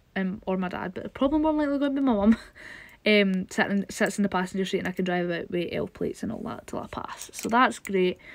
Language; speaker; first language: English; native; English